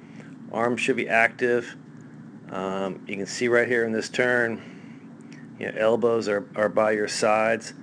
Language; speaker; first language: English; native; English